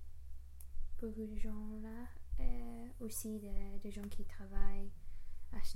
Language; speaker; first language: French; non-native, learner; English